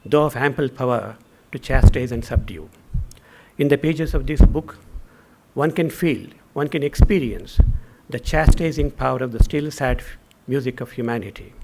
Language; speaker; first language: English; non-native, local second language; Kannada